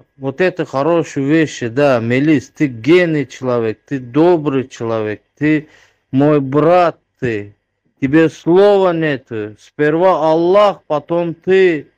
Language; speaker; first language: Russian; non-native, learner; Turkmen